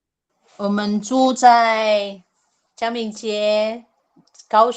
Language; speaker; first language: Chinese; non-native, learner; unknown